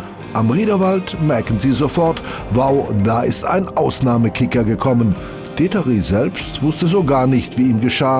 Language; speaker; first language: German; native; German